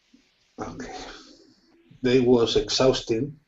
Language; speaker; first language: English; non-native, learner; Spanish